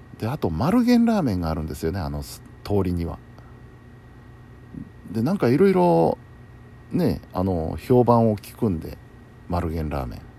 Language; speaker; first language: Japanese; native; Japanese